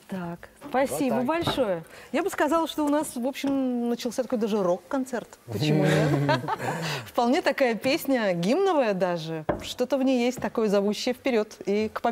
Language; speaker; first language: Russian; native; Russian